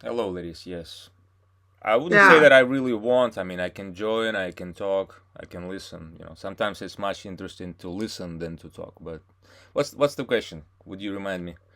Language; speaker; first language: English; non-native, fluent; Russian